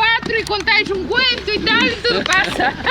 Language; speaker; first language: Spanish; native; Spanish